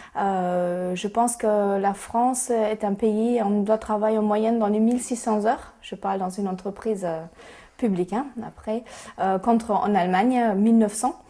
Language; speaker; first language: French; non-native, fluent; German